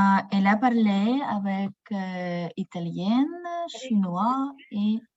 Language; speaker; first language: French; non-native, learner; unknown